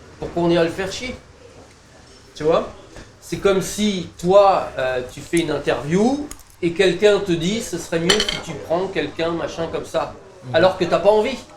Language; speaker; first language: French; early bilingual, other home language; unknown